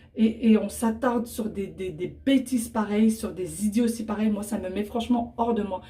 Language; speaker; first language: French; early bilingual, other home language; Arabic